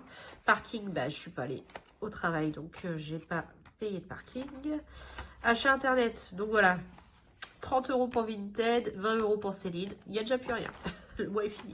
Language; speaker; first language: French; native; French